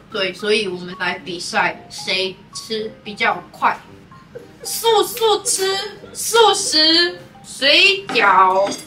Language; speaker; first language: Chinese; non-native, fluent; Korean